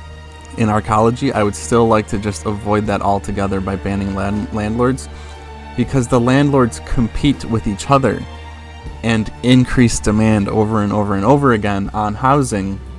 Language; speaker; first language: English; native; English